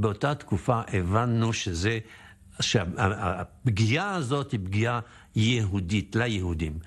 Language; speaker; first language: Hebrew; non-native, fluent; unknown